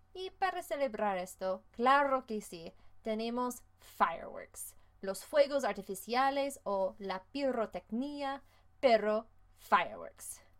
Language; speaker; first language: Spanish; non-native, fluent; English